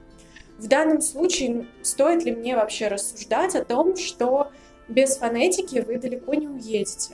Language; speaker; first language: Russian; native; Russian